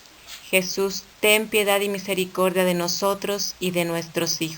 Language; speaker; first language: Spanish; native; Spanish